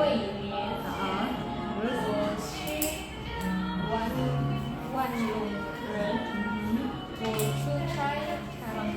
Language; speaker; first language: Chinese; non-native, learner; Indonesian